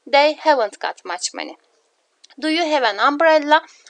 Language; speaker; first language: English; non-native, fluent; Turkish